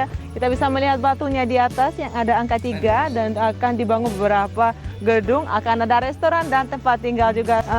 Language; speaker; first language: Indonesian; non-native, fluent; Russian